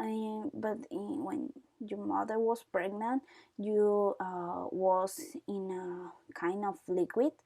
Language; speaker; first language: English; non-native, learner; Spanish